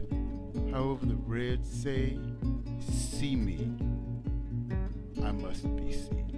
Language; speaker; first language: English; native; English